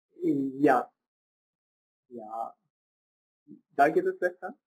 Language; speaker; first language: German; non-native, fluent; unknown